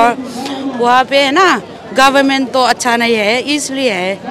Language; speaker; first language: Hindi; non-native, learner; Burmese